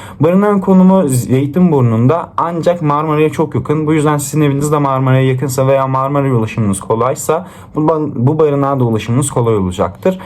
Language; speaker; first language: Turkish; native; Turkish